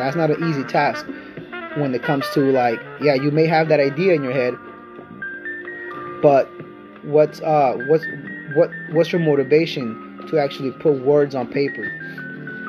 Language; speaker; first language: English; early bilingual, other home language; Spanish